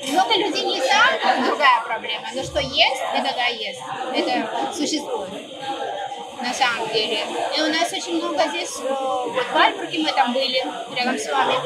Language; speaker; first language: Russian; native; Russian